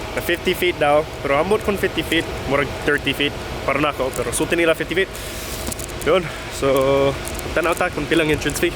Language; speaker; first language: Cebuano; non-native, fluent; English